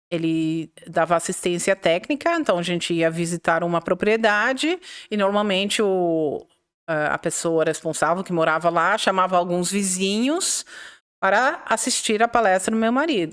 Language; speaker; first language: Portuguese; non-native, fluent; Dutch